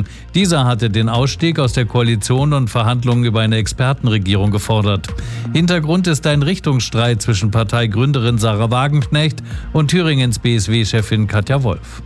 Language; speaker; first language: German; native; German